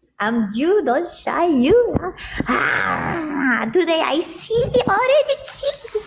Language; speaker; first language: English; non-native, learner; Thai